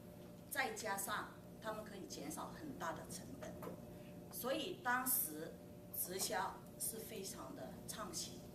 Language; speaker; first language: Chinese; native; Chinese